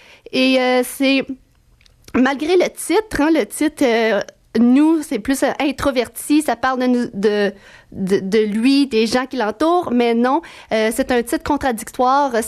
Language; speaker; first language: French; native; French